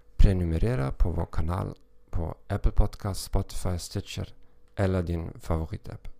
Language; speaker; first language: Swedish; non-native, learner; German